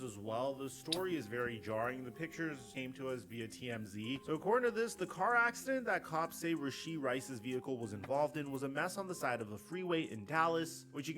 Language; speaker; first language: English; native; English